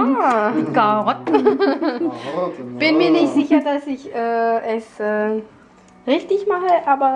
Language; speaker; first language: German; non-native, local second language; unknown